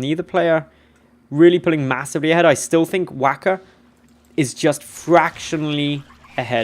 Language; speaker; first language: English; native; English